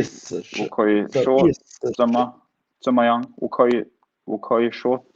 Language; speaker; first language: Chinese; non-native, learner; Swedish